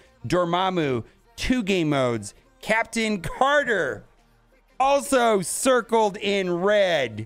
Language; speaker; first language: English; native; English